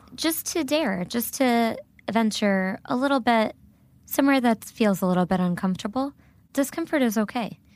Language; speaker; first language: English; early bilingual, other home language; Gujarati